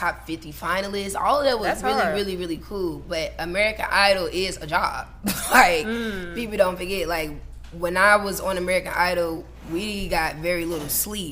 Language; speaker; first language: English; native; English